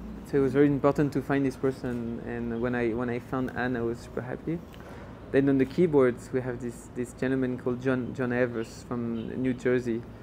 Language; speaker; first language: English; non-native, fluent; French